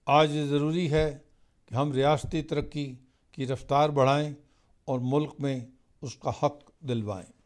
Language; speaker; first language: Hindi; non-native, local second language; Punjabi